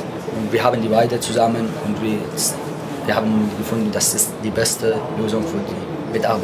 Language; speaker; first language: German; non-native, fluent; Arabic